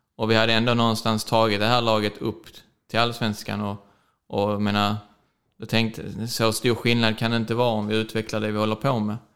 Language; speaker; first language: Swedish; native; Swedish